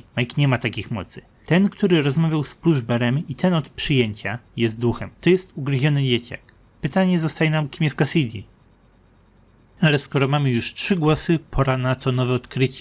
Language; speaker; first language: Polish; native; Polish